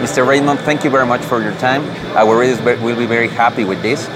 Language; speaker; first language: English; non-native, learner; Spanish